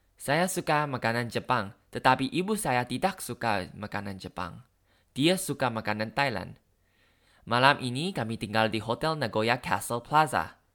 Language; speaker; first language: Indonesian; non-native, learner; Thai